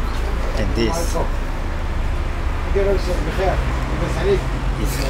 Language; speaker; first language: English; non-native, fluent; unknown